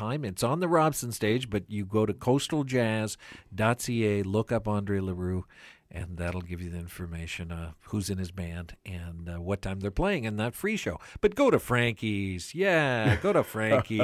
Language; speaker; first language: English; non-native, fluent; Ukrainian